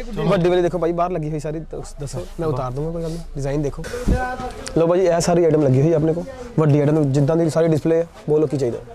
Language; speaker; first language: Punjabi; native; Punjabi